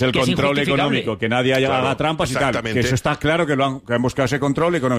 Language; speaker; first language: Spanish; native; Spanish